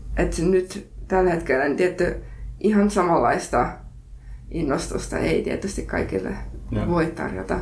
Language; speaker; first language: Finnish; early bilingual, heritage; Finnish